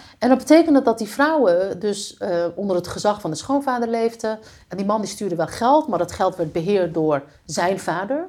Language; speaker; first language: Dutch; early bilingual, other home language; Riffian